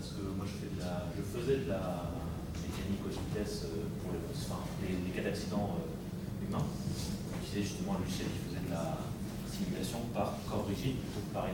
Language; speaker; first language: French; native; French